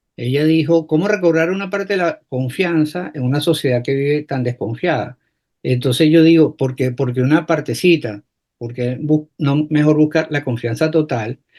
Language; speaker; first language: Spanish; native; Spanish